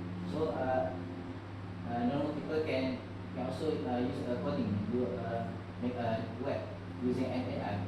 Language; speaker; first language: English; non-native, learner; Malay